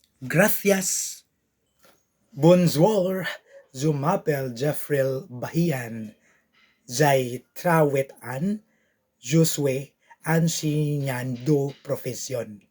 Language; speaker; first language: French; non-native, learner; Cebuano